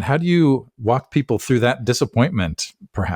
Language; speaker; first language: English; native; English